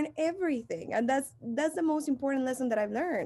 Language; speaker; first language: English; non-native, fluent; Spanish